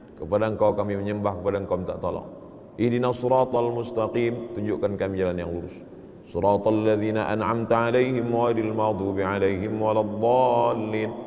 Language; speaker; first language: Malay; native; Malay